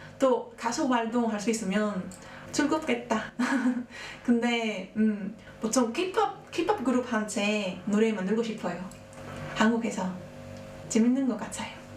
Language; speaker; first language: Korean; non-native, learner; Spanish